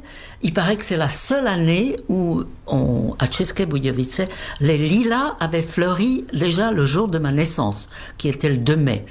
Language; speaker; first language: French; non-native, fluent; Czech